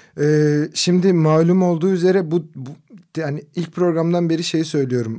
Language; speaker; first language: Turkish; non-native, local second language; Kurdish